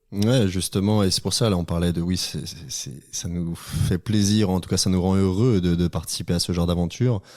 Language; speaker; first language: French; native; French